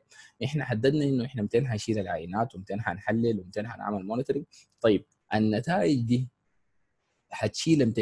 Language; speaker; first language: Arabic; native; Arabic